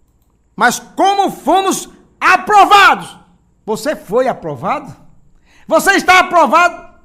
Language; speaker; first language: Portuguese; native; Portuguese